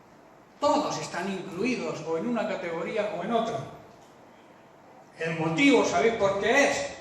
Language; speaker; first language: Spanish; native; Spanish